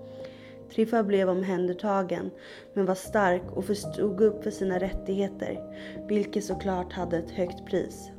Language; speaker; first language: Swedish; native; Swedish